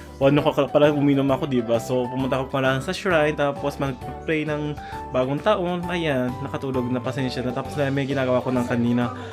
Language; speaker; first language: Filipino; early bilingual, heritage; Japanese